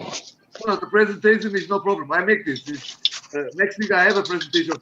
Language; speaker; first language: English; non-native, learner; Turkish